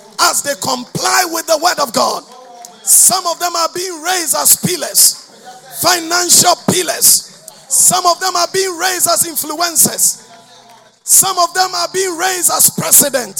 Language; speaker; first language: English; non-native, local second language; Akan